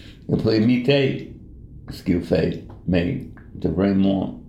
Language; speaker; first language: French; non-native, fluent; English